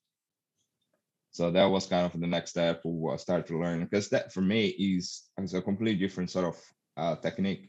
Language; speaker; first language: English; non-native, fluent; Portuguese